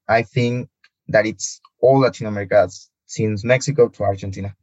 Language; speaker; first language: English; non-native, learner; Spanish